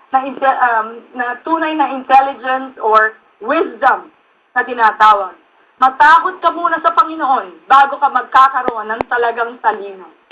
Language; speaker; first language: Filipino; native; Filipino